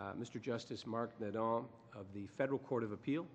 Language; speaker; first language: French; non-native, learner; English